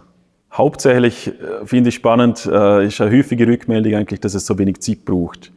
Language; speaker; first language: German; native; German